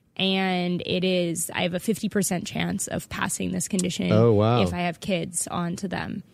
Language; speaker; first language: English; native; English